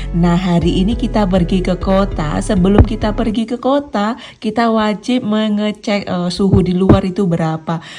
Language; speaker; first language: Indonesian; native; Indonesian